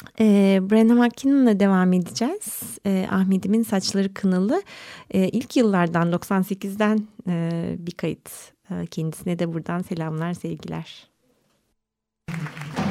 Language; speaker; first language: Turkish; native; Turkish